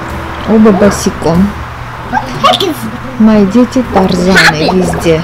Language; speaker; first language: Russian; non-native, fluent; Armenian